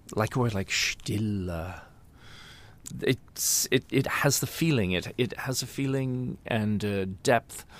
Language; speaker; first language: English; native; English